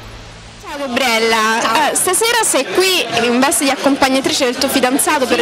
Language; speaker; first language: Italian; native; Italian